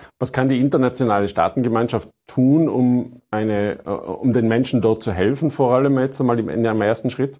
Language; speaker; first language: German; native; German